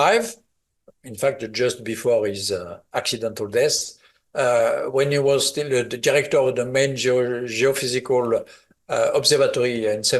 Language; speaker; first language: English; non-native, fluent; French